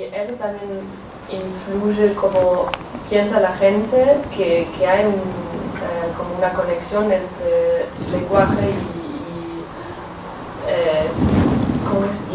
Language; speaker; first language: Spanish; non-native, fluent; German